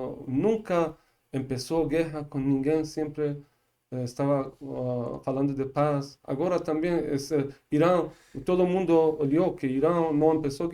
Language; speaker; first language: Portuguese; non-native, learner; Persian